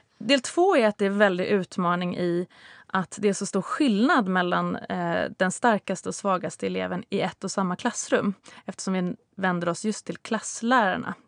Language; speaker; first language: Swedish; native; Swedish